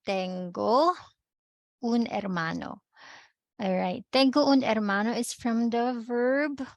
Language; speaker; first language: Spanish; non-native, fluent; Filipino